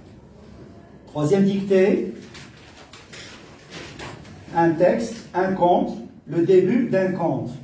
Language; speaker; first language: French; non-native, local second language; Arabic